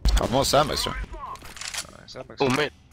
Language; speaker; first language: Swedish; native; Swedish